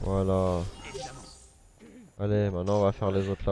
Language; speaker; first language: French; native; French